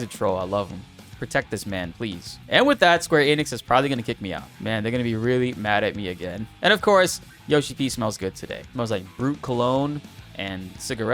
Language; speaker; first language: English; native; English